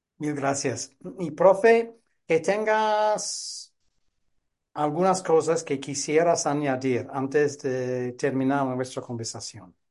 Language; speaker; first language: Spanish; non-native, fluent; English